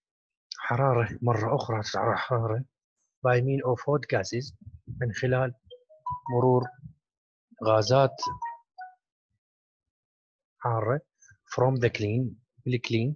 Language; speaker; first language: Arabic; native; Arabic